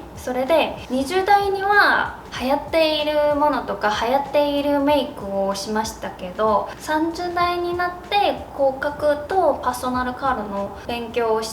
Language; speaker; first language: Japanese; non-native, learner; Korean